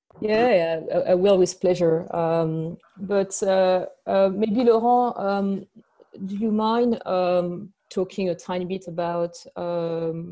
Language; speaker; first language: English; non-native, fluent; French